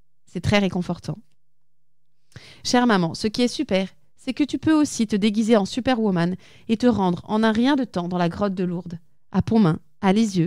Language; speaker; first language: French; native; French